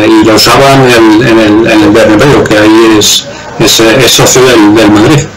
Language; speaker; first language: Spanish; non-native, fluent; Dutch